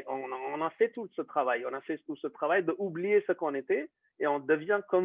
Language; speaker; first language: French; non-native, fluent; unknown